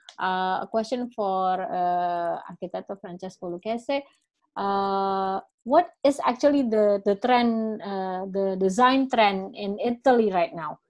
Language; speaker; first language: English; non-native, fluent; Indonesian